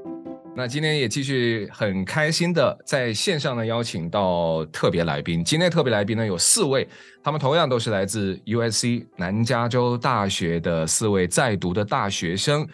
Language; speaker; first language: Chinese; native; Chinese